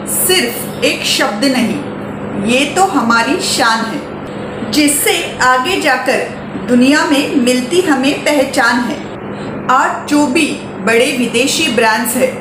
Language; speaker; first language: Hindi; non-native, local second language; Marathi